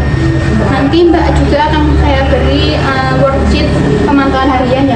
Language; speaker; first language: Indonesian; native; Indonesian